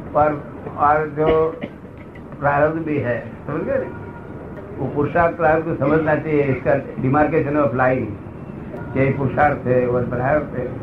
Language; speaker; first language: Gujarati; native; Gujarati